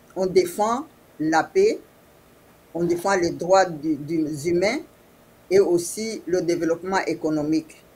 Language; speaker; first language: French; non-native, local second language; Swahili